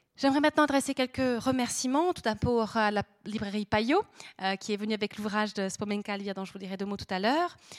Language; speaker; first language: French; native; French